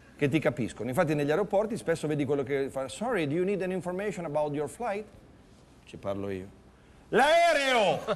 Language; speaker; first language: Italian; native; Italian